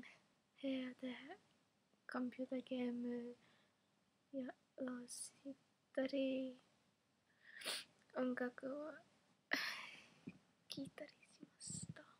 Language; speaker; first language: Japanese; non-native, learner; English